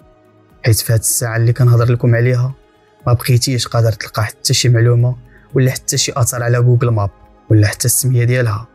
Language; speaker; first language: Arabic; native; Arabic